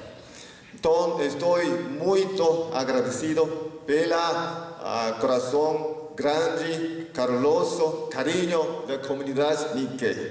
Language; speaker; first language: Spanish; non-native, learner; Japanese